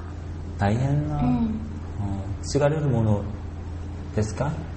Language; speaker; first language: Japanese; non-native, learner; Korean